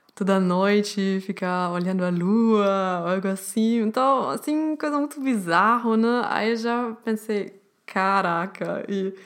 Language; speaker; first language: Portuguese; non-native, fluent; German